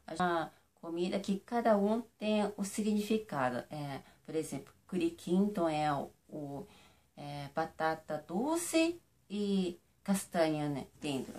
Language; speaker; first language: Portuguese; non-native, fluent; Japanese